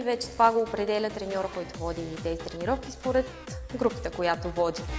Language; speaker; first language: Bulgarian; native; Bulgarian